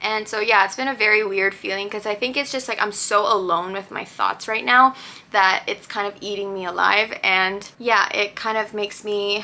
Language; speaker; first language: English; early bilingual, other home language; Japanese